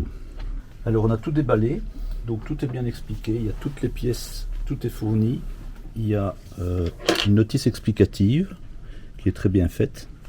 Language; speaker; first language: French; native; French